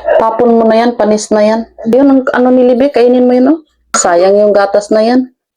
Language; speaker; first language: Filipino; non-native, local second language; Cebuano